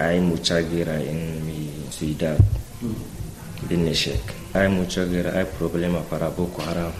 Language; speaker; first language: Spanish; non-native, learner; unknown